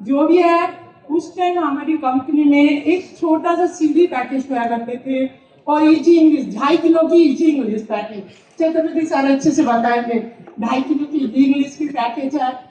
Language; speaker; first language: Hindi; non-native, local second language; Bangla